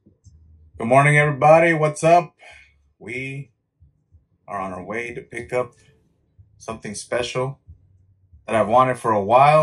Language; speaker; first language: English; native; English